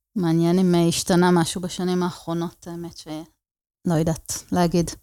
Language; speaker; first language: Hebrew; native; Hebrew